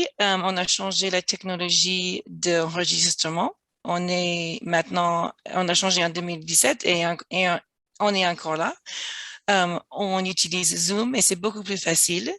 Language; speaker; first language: French; non-native, fluent; English